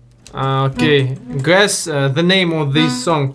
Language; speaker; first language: English; non-native, learner; Russian